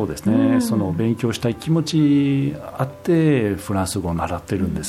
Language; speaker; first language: Japanese; non-native, fluent; French